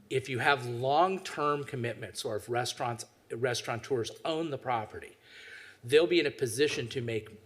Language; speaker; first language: English; native; English